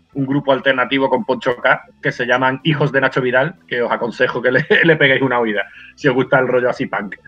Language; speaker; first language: Spanish; native; Spanish